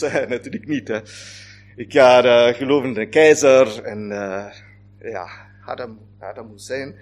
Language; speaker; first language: Dutch; non-native, fluent; German